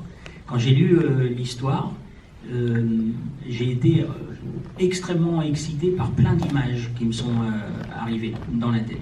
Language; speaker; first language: French; native; French